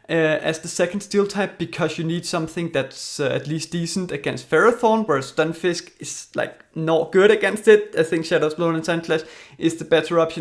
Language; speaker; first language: English; native; English